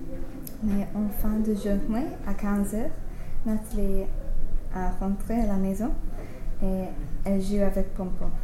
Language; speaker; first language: French; non-native, learner; English